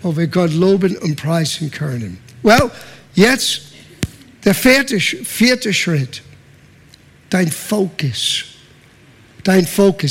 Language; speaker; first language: German; non-native, fluent; English